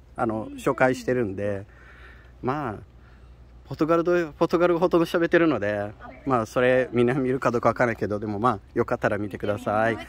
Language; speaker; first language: Japanese; non-native, fluent; Portuguese